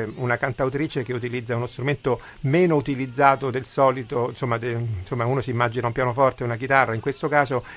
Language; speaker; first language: Italian; native; Italian